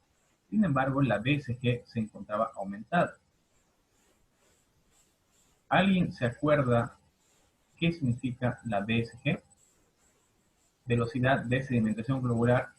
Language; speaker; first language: Spanish; native; Spanish